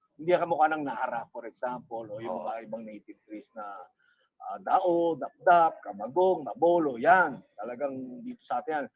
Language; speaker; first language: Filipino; native; Filipino